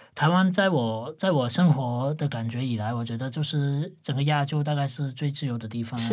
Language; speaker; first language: Chinese; non-native, local second language; Cantonese